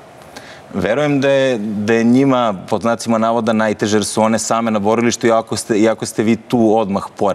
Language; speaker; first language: Croatian; native; Croatian